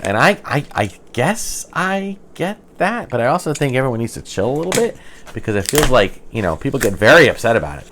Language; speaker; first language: English; native; English